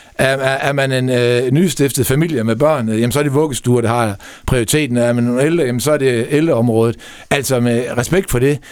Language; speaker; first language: Danish; native; Danish